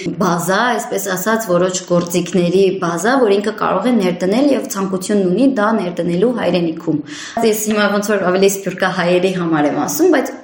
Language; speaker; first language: Armenian; early bilingual, heritage; Armenian